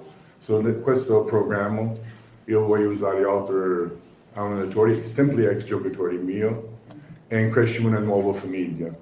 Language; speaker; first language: Italian; non-native, learner; English